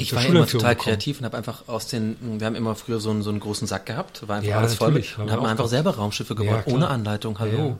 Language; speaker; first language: German; native; German